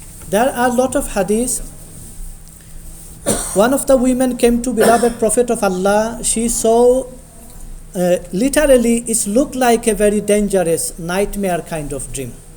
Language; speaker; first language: English; non-native, local second language; Bangla